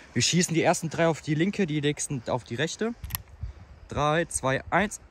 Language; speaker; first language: German; native; German